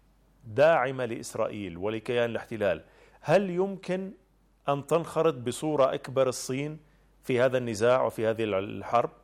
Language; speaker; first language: Arabic; native; Arabic